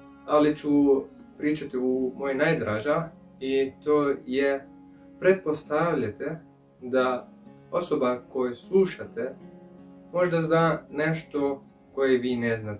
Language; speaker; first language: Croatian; early bilingual, heritage; English